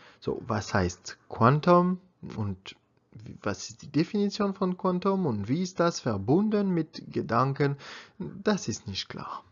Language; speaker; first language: German; non-native, learner; French